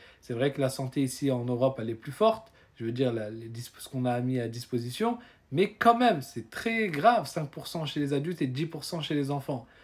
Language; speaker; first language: French; native; French